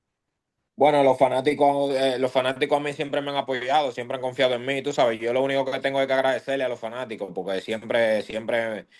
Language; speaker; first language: Spanish; native; Spanish